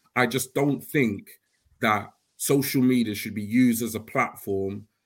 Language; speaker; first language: English; native; English